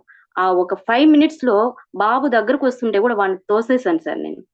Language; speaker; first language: Telugu; native; Telugu